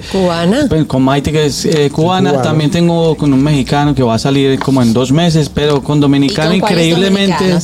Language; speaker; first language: Spanish; native; Spanish